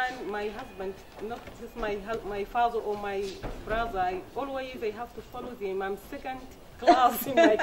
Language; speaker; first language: English; non-native, fluent; Arabic